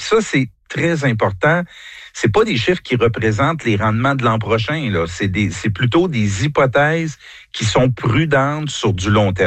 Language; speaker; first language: French; native; French